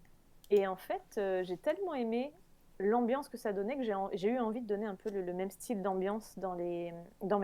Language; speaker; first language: French; native; French